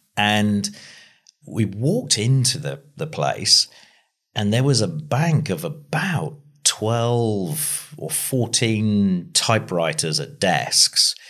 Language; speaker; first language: English; native; English